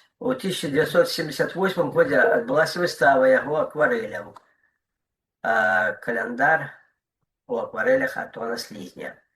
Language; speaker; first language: Belarusian; non-native, local second language; Russian